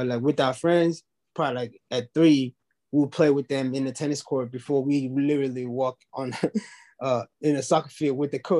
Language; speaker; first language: English; non-native, local second language; Zulu